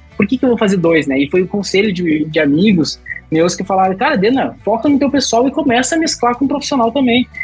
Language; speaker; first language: Portuguese; native; Portuguese